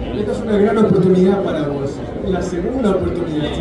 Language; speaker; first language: English; native; English